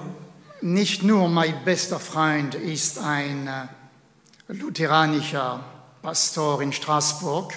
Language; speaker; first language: German; non-native, fluent; French